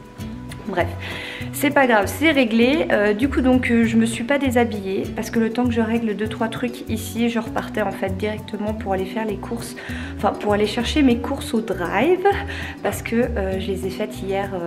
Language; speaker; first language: French; native; French